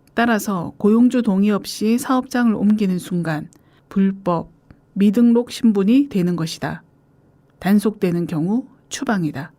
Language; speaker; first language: Korean; native; Korean